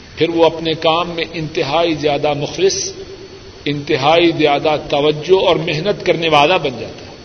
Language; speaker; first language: Urdu; non-native, local second language; Punjabi